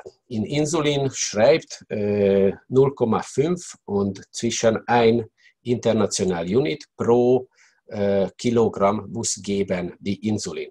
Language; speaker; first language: German; non-native, learner; Hungarian